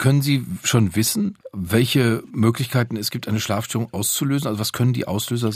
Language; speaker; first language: German; native; German